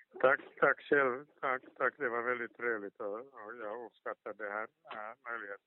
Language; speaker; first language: Swedish; non-native, local second language; Finnish